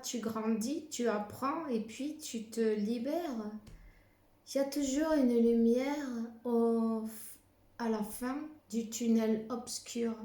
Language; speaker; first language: French; non-native, fluent; Spanish